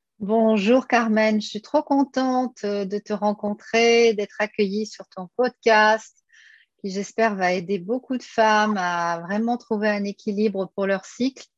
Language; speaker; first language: French; native; French